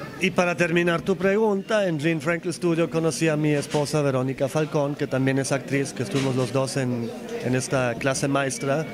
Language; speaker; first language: Spanish; non-native, fluent; Polish